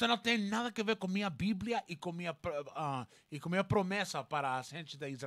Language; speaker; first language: Portuguese; non-native, learner; Spanish